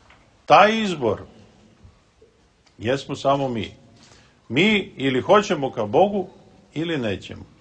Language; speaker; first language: Serbian; native; Serbian